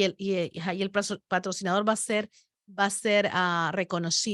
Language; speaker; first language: Spanish; native; Spanish